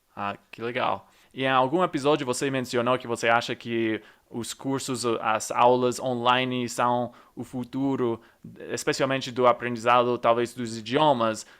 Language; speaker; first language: Portuguese; non-native, fluent; English